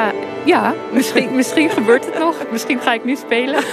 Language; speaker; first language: Dutch; early bilingual, heritage; English